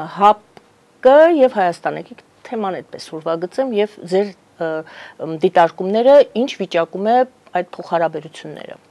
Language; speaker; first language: Armenian; native; Armenian